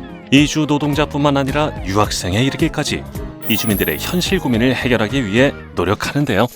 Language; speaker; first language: Korean; native; Korean